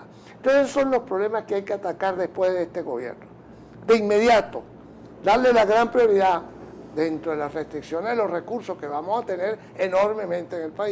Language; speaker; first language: Spanish; native; Spanish